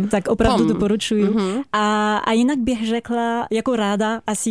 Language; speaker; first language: Czech; non-native, fluent; French